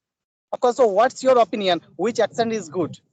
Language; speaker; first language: English; non-native, learner; Bangla